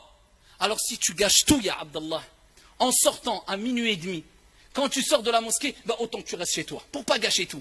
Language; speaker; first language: French; early bilingual, other home language; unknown